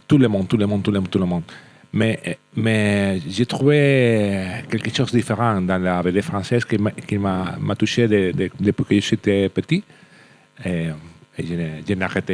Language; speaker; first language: French; non-native, learner; Spanish